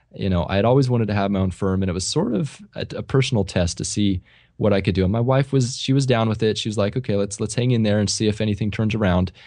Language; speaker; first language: English; native; English